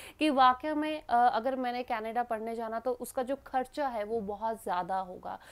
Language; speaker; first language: Hindi; non-native, local second language; Punjabi